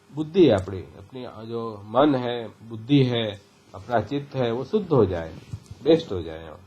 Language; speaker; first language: Hindi; non-native, local second language; Gujarati